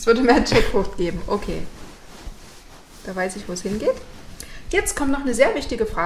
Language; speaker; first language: German; native; German